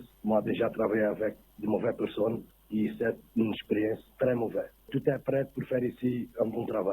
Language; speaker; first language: French; non-native, learner; Portuguese